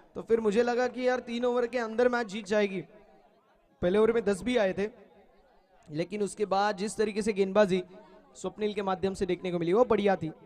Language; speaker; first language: Hindi; non-native, local second language; Marathi